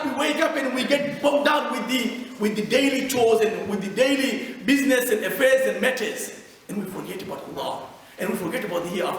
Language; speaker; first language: English; non-native, fluent; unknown